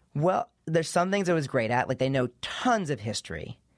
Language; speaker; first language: English; native; English